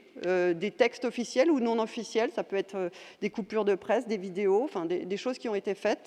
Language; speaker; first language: French; native; French